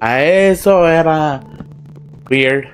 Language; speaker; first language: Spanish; non-native, learner; English